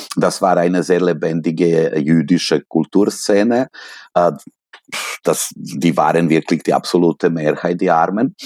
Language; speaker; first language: German; non-native, fluent; Serbian